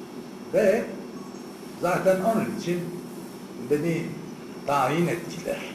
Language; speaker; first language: Turkish; non-native, fluent; Arabic